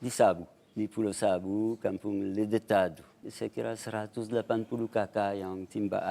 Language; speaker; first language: Indonesian; non-native, fluent; French